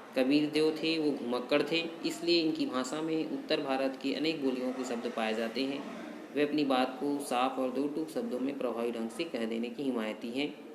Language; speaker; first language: Hindi; native; Hindi